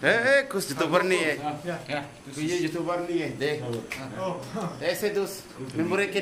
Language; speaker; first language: Hindi; non-native, local second language; Karbi